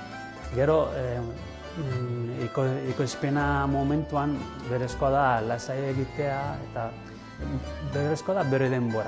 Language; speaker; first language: Basque; non-native, learner; Italian